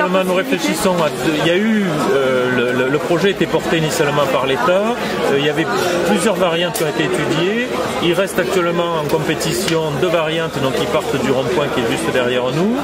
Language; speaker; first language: French; native; French